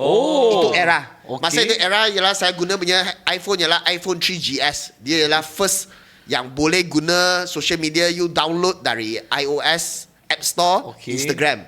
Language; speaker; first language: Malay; non-native, local second language; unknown